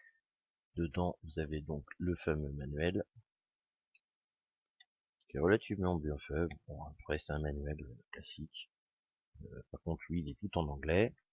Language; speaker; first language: French; native; French